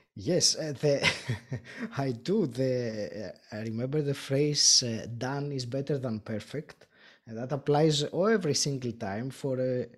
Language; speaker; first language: English; non-native, fluent; Greek